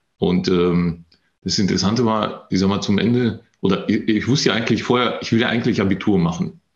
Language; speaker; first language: German; early bilingual, other home language; Russian